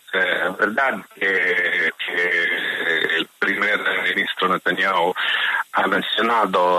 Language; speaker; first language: Spanish; non-native, fluent; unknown